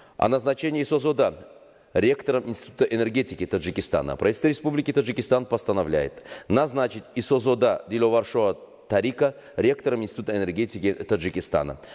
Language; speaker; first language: Russian; non-native, local second language; Tajik